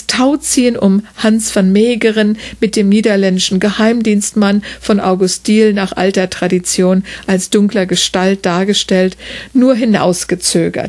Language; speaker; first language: German; native; German